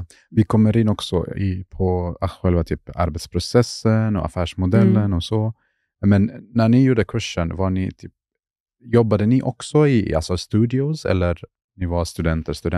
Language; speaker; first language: Swedish; non-native, fluent; Arabic